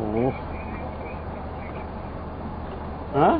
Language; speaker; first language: Arabic; non-native, learner; Filipino